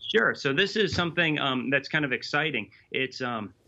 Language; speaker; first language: English; native; English